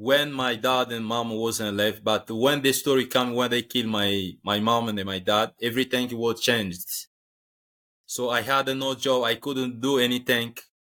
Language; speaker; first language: English; non-native, learner; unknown